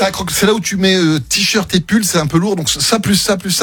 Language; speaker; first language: French; native; French